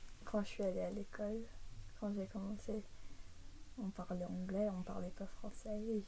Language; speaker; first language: French; early bilingual, heritage; English